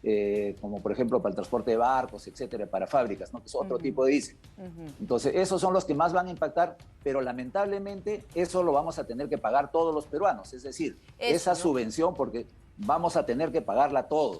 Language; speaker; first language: Spanish; native; Spanish